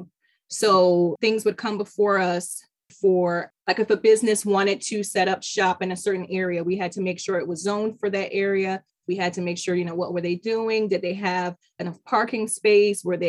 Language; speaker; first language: English; native; English